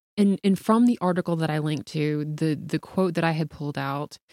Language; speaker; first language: English; native; English